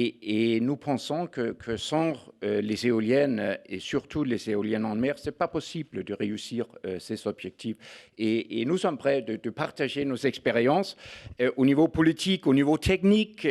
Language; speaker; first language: French; non-native, fluent; Danish